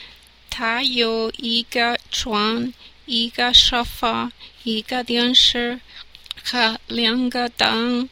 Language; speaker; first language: Chinese; non-native, learner; English